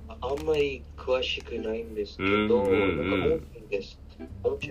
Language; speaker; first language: Japanese; non-native, learner; Hindi